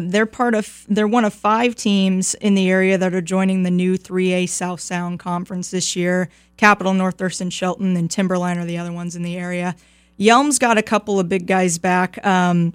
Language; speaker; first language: English; native; English